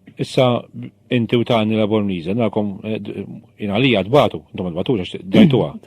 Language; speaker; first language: Maltese; native; Maltese